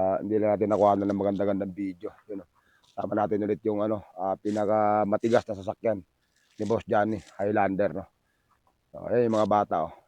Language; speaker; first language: Filipino; non-native, local second language; Cebuano